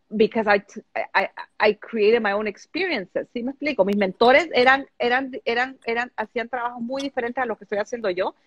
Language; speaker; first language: Spanish; native; Spanish